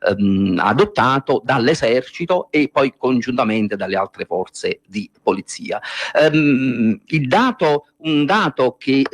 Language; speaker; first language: Italian; native; Italian